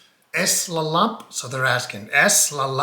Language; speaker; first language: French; non-native, learner; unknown